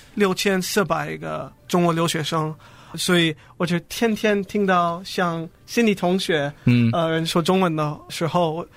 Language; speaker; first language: Chinese; non-native, fluent; English